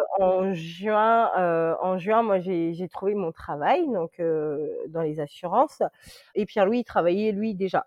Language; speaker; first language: French; early bilingual, other home language; Lingala